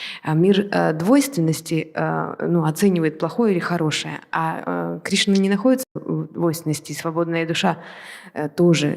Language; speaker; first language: Russian; native; Russian